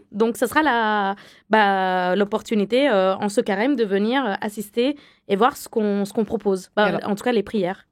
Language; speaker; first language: French; non-native, fluent; Arabic